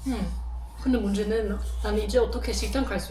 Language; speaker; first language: Korean; non-native, learner; German